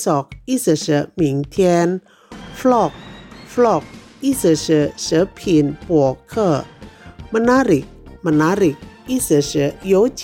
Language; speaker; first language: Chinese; non-native, fluent; Indonesian